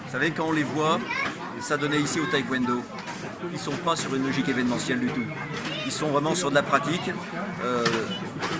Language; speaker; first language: French; native; French